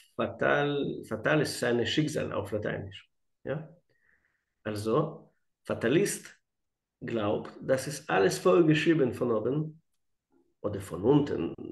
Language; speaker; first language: German; non-native, fluent; Russian